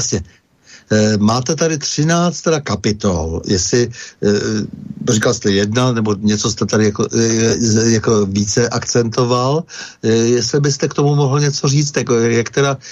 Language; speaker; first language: Czech; native; Czech